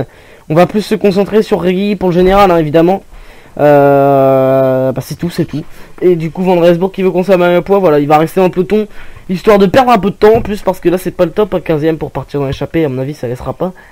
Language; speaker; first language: French; native; French